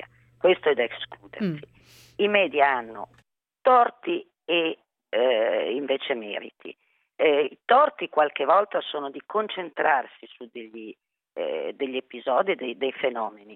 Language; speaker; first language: Italian; native; Italian